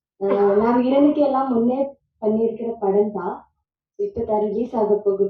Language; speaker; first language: Tamil; non-native, fluent; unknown